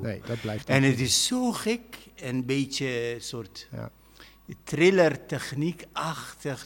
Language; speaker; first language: Dutch; non-native, fluent; Arabic